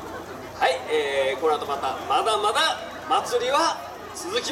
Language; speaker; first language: Japanese; native; Japanese